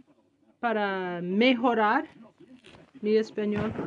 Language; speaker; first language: Spanish; non-native, learner; English